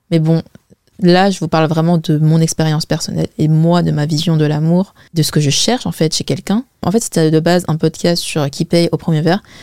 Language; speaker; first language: French; early bilingual, other home language; Wu Chinese